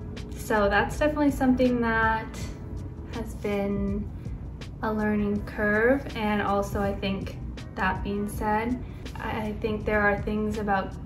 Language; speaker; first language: English; native; English